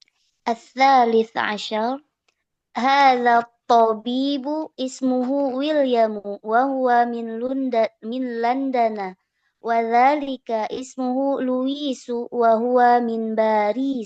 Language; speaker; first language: Arabic; non-native, learner; Indonesian